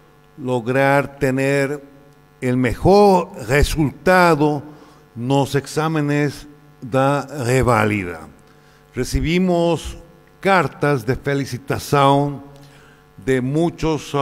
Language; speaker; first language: Portuguese; non-native, learner; Spanish